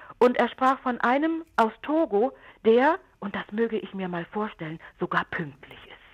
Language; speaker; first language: German; native; German